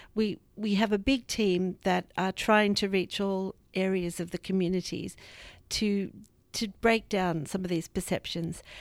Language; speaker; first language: English; native; English